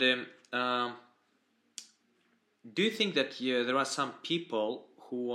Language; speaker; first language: English; non-native, fluent; Russian